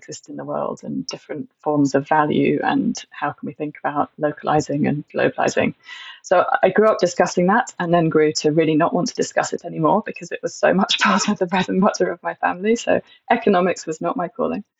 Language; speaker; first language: English; native; English